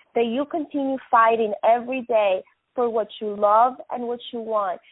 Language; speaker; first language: English; non-native, fluent; Spanish